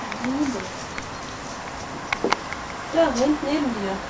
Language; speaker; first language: German; native; German